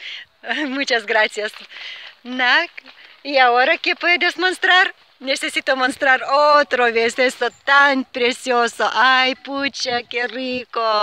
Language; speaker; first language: Spanish; non-native, learner; Lithuanian